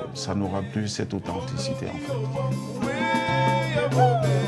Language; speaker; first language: French; non-native, local second language; Duala